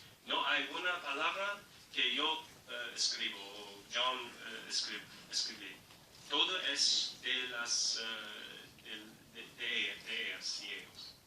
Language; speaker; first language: Spanish; non-native, learner; English